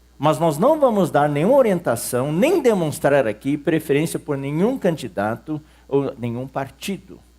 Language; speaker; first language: Portuguese; early bilingual, other home language; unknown